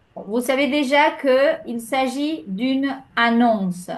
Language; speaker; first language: French; non-native, fluent; Spanish